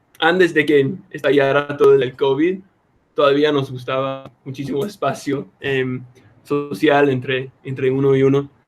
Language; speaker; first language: Spanish; non-native, fluent; English